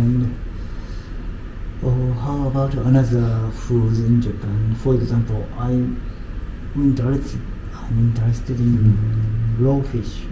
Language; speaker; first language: English; non-native, learner; Japanese